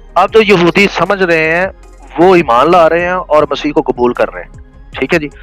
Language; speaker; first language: Urdu; non-native, local second language; Punjabi